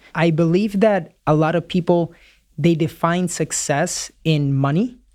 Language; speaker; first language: English; early bilingual, other home language; Spanish